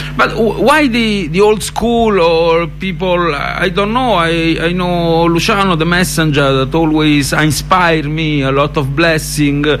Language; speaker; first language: English; non-native, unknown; Italian